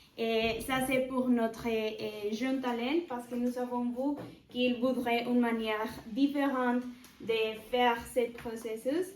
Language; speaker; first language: French; non-native, learner; Spanish